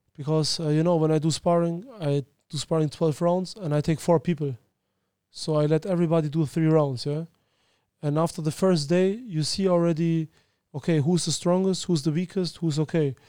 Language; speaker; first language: English; early bilingual, other home language; Albanian